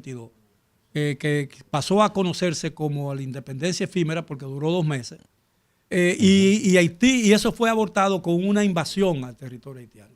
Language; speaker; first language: Spanish; native; Spanish